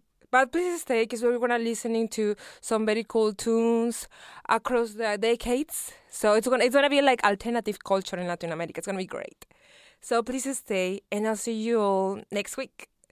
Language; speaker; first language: English; non-native, fluent; Spanish